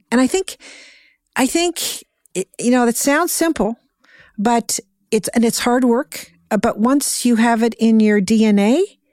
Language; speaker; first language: English; native; English